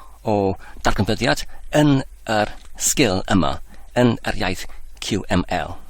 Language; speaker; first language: Welsh; non-native, learner; English